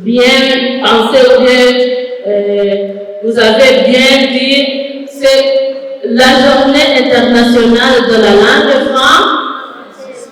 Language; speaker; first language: French; non-native, local second language; Kinyarwanda